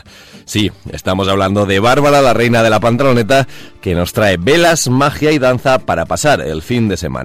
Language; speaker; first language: Spanish; native; Spanish